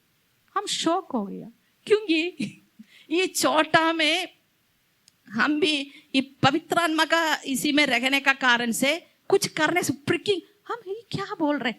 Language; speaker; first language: Hindi; non-native, local second language; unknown